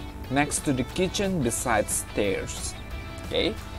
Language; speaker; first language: English; non-native, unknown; Indonesian